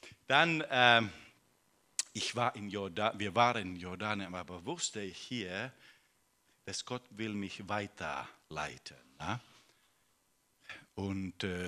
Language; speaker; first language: German; non-native, fluent; Finnish